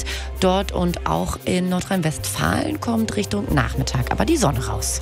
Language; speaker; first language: German; native; German